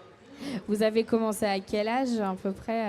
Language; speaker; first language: French; native; French